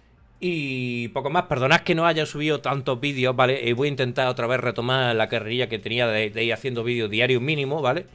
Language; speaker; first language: Spanish; native; Spanish